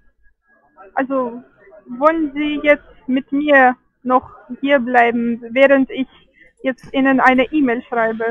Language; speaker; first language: German; non-native, fluent; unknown